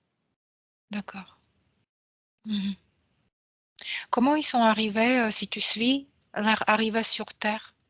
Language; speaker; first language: French; non-native, fluent; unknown